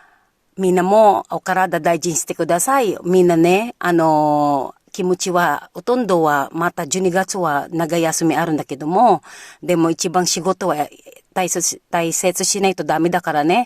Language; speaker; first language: Japanese; non-native, learner; Filipino